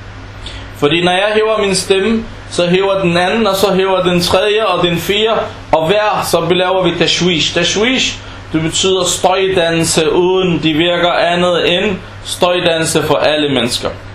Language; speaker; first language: Danish; non-native, fluent; Arabic